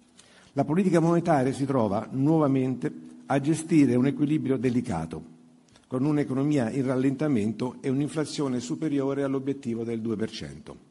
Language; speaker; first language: Italian; native; Italian